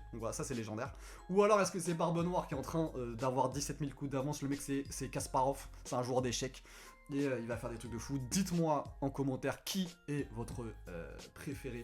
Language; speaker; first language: French; native; French